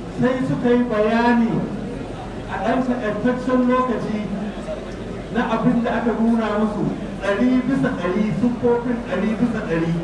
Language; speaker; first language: Hausa; native; Hausa